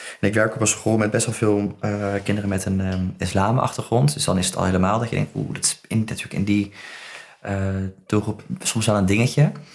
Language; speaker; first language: Dutch; native; Dutch